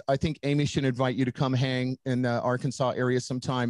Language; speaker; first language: English; native; English